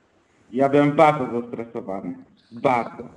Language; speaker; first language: Polish; non-native, fluent; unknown